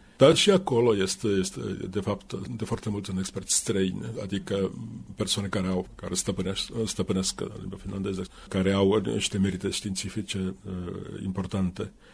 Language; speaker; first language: Romanian; non-native, fluent; Finnish